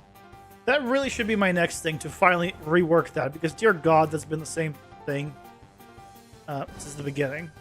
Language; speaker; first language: English; native; English